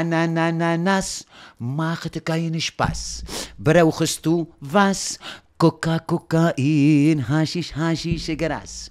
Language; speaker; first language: German; non-native, learner; Arabic